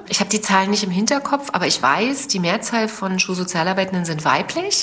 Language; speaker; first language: German; native; German